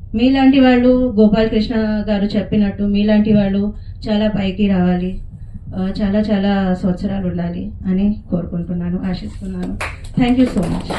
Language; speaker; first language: Telugu; non-native, fluent; Hindi